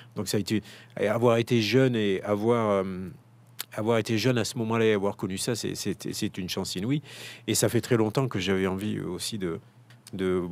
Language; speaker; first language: French; native; French